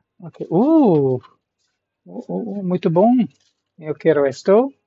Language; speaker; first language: Portuguese; non-native, learner; English